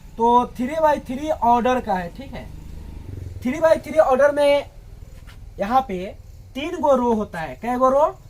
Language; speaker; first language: Hindi; native; Hindi